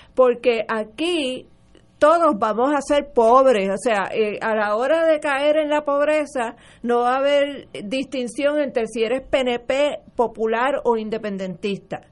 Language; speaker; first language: Spanish; early bilingual, other home language; English